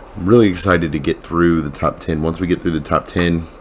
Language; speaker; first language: English; native; English